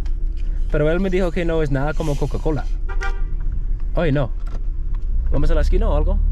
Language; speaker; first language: Spanish; non-native, fluent; English